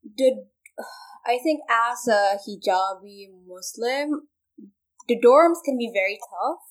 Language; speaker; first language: English; non-native, local second language; Malay